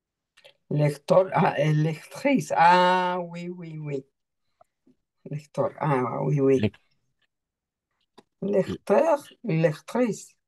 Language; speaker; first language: French; non-native, learner; Spanish